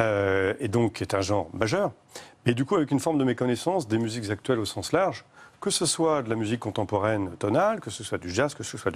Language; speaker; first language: French; native; French